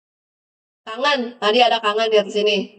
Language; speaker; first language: Indonesian; native; Indonesian